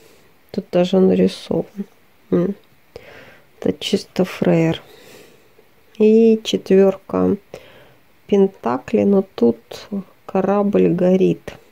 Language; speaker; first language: Russian; native; Russian